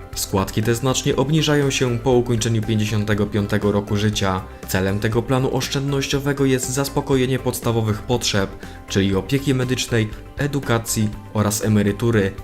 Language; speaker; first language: Polish; native; Polish